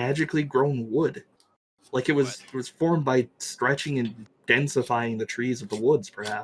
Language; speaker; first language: English; native; English